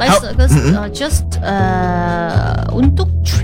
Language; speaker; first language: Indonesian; non-native, learner; Korean